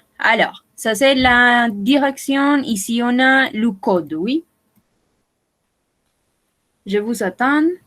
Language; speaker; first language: French; non-native, fluent; Spanish